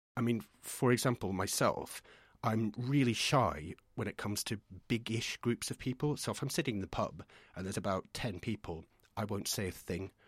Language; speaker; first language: English; native; English